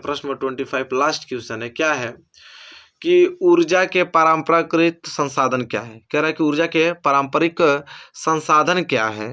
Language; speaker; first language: Hindi; native; Hindi